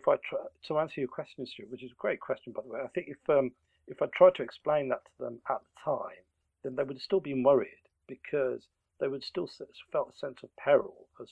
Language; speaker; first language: English; native; English